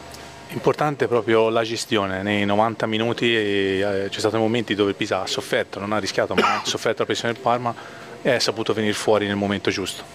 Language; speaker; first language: Italian; native; Italian